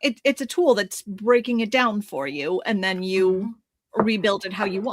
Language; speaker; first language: English; native; English